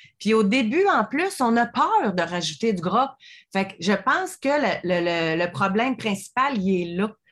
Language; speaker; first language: French; native; French